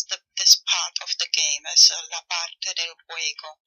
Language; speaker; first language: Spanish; non-native, fluent; German